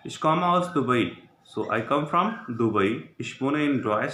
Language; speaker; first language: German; non-native, learner; Hindi